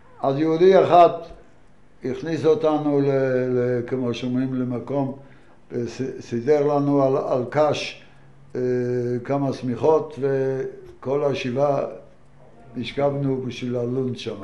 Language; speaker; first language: Hebrew; non-native, fluent; Yiddish